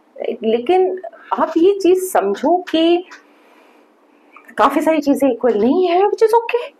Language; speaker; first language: Hindi; native; Hindi